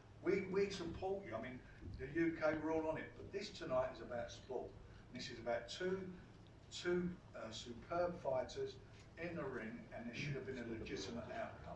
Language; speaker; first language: English; native; English